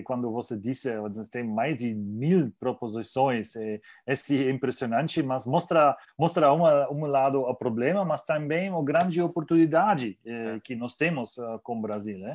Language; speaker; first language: Portuguese; non-native, learner; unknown